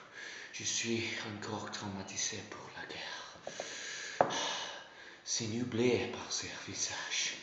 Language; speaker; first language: French; non-native, learner; English